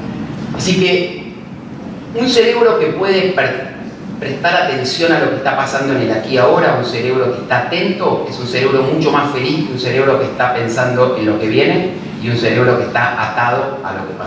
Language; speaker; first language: Spanish; early bilingual, other home language; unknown